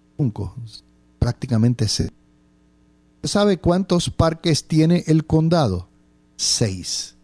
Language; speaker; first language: Spanish; native; Spanish